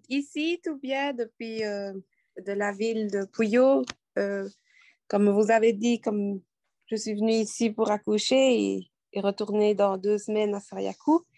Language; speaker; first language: French; non-native, fluent; Quechua